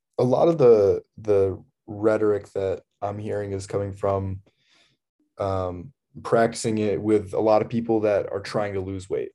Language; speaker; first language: English; native; English